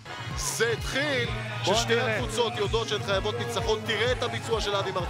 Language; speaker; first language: Hebrew; native; Hebrew